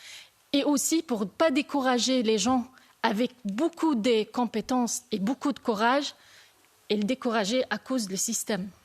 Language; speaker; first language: French; non-native, learner; Arabic